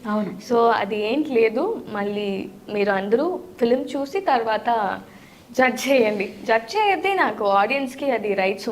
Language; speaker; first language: Telugu; non-native, learner; Tamil